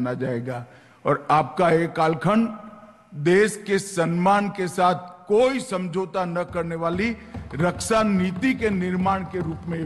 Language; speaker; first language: Hindi; non-native, local second language; Gujarati